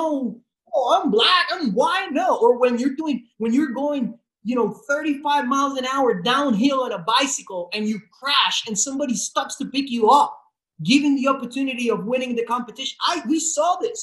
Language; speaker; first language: English; non-native, fluent; Spanish